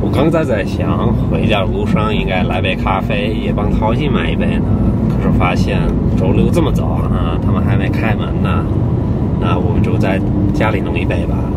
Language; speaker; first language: Chinese; non-native, fluent; English